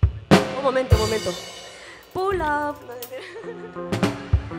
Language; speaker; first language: Spanish; non-native, learner; English